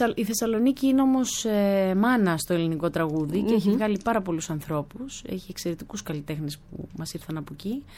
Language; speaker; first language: Greek; early bilingual, other home language; German